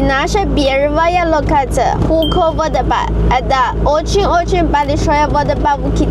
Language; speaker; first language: Russian; non-native, learner; Chinese